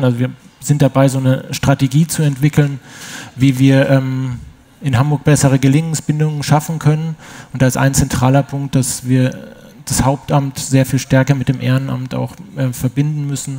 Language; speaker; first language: German; native; German